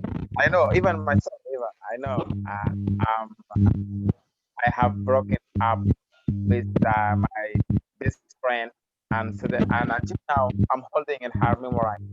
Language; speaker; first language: English; non-native, learner; Arabic